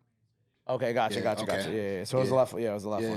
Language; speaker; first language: English; native; English